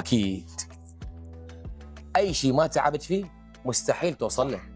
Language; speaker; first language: Arabic; native; Arabic